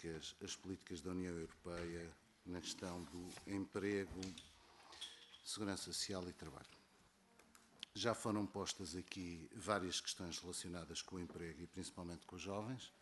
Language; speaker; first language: Portuguese; native; Portuguese